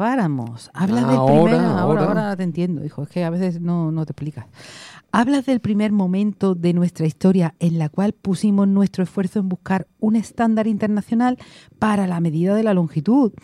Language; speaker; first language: Spanish; native; Spanish